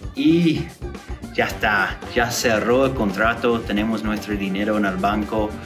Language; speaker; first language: Spanish; non-native, fluent; English